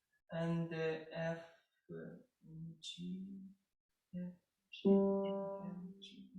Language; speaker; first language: English; non-native, fluent; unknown